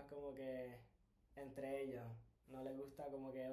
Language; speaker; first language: Spanish; native; Spanish